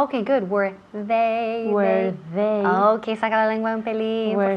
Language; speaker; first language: Spanish; non-native, fluent; English